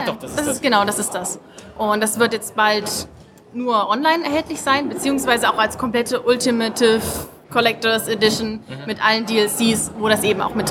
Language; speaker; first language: German; native; German